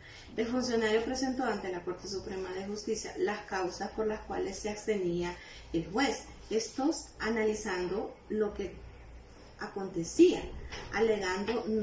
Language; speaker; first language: Spanish; native; Spanish